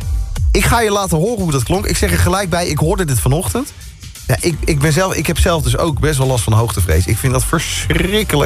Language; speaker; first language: Dutch; native; Dutch